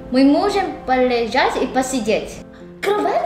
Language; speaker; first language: Russian; non-native, learner; Korean